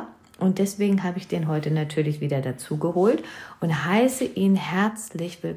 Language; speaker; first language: German; early bilingual, other home language; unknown